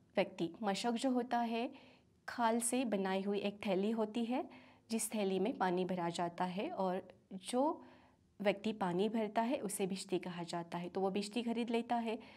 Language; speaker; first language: Hindi; non-native, local second language; Marathi